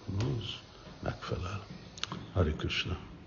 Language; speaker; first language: Hungarian; early bilingual, heritage; English